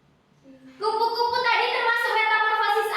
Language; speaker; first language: Indonesian; native; Indonesian